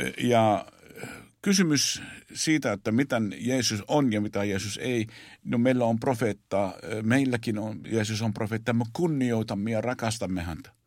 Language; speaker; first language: Finnish; non-native, fluent; Arabic